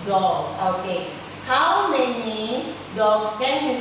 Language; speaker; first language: English; non-native, fluent; Vietnamese